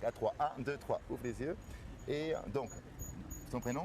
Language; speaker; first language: French; native; French